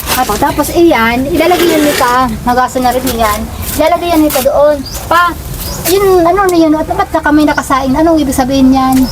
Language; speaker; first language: Filipino; non-native, local second language; Bikol